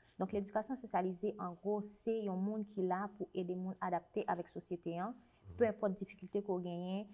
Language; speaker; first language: French; non-native, local second language; Haitian Creole